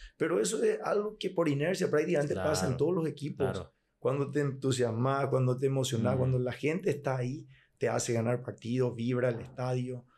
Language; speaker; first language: Spanish; native; Spanish